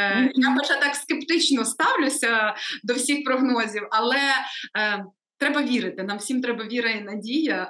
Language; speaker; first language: Ukrainian; native; Ukrainian